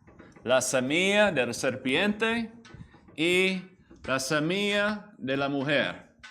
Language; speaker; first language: Spanish; non-native, fluent; English